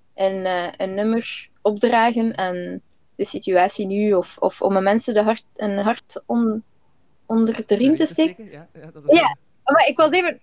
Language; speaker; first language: Dutch; native; Dutch